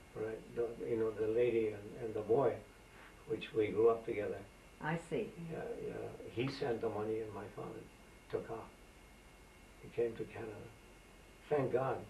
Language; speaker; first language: English; non-native, fluent; Greek